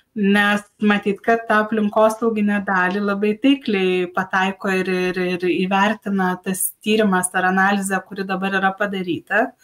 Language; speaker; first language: Lithuanian; native; Lithuanian